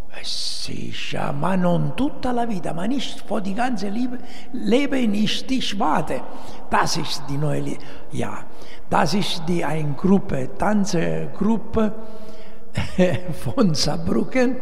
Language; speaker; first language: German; non-native, fluent; Italian